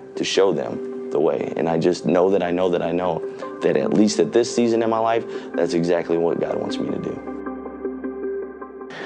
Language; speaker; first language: English; native; English